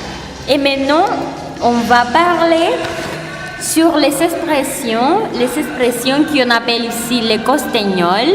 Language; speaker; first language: French; non-native, learner; Spanish